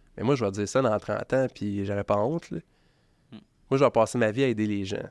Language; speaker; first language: French; native; French